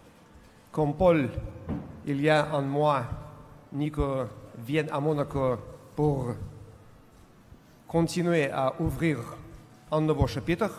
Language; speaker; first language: French; non-native, learner; Russian